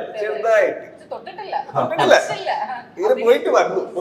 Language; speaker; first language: Malayalam; non-native, learner; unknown